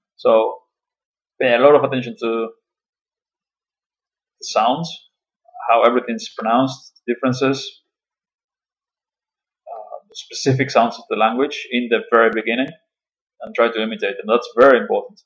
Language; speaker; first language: English; non-native, fluent; Spanish